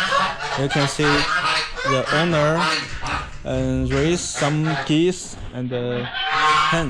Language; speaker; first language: English; non-native, fluent; Chinese